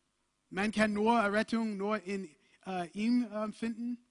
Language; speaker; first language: German; non-native, fluent; English